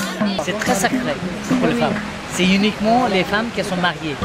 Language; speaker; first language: French; non-native, fluent; Nepali